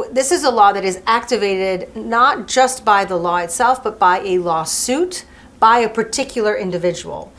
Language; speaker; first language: English; early bilingual, other home language; French